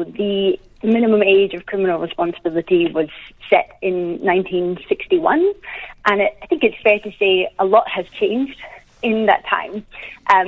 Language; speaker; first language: English; native; English